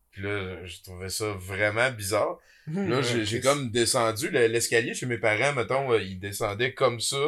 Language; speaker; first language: French; native; French